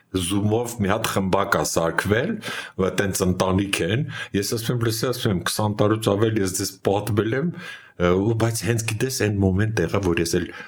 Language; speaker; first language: Armenian; native; Armenian